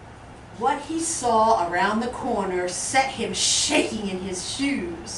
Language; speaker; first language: English; native; English